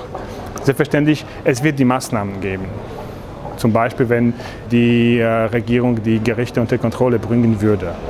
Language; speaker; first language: German; non-native, learner; Polish